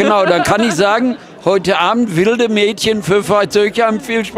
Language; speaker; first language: German; native; German